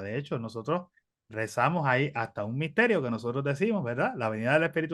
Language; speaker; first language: Spanish; native; Spanish